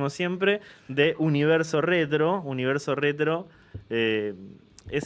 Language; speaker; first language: Spanish; native; Spanish